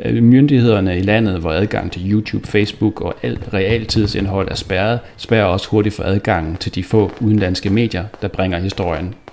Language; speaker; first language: Danish; native; Danish